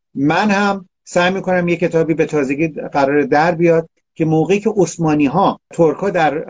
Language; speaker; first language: Persian; native; Persian